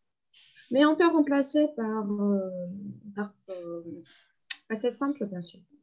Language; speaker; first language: French; non-native, fluent; Russian